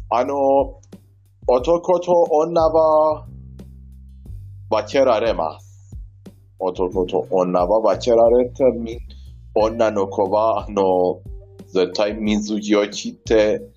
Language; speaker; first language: Japanese; non-native, learner; Persian